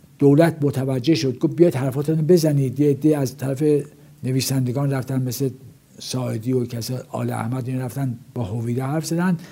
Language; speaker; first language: Persian; native; Persian